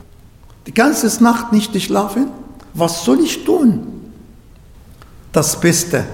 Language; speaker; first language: German; non-native, learner; Arabic